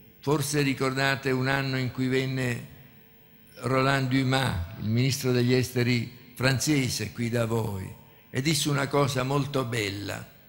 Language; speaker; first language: Italian; native; Italian